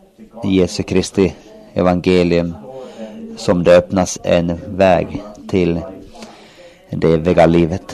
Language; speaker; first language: Swedish; non-native, local second language; Finnish